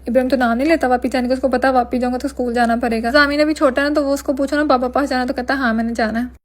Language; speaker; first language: Urdu; non-native, local second language; Punjabi